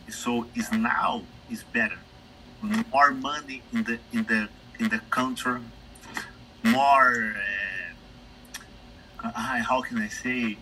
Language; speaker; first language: English; non-native, learner; Portuguese